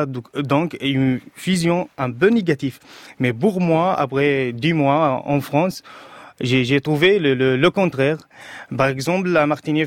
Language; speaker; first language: French; non-native, fluent; Arabic